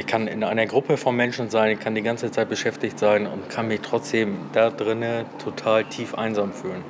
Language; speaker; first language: German; native; German